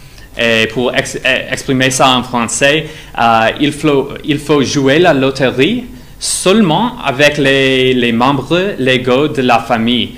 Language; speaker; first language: French; non-native, fluent; English